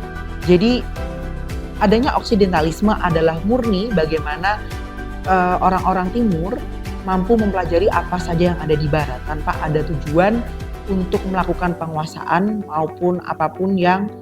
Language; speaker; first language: Indonesian; native; Indonesian